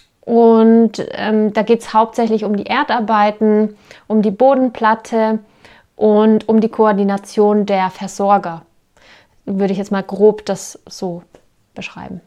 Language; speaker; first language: German; native; German